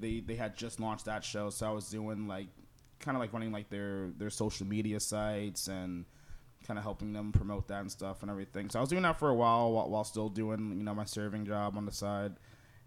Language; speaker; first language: English; native; English